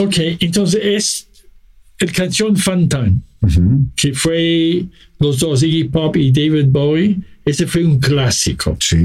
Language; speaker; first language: Spanish; non-native, fluent; English